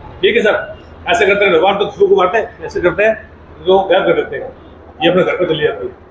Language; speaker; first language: Hindi; non-native, local second language; Punjabi